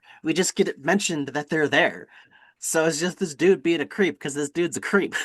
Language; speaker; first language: English; native; English